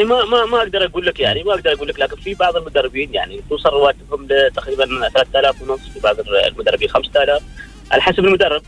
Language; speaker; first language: Arabic; native; Arabic